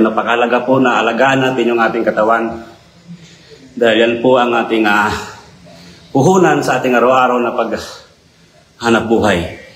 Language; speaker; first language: Filipino; native; Filipino